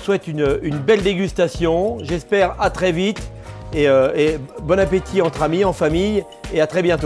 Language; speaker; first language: French; native; French